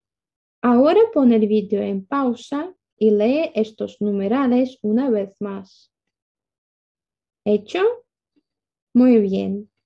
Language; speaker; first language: Spanish; non-native, fluent; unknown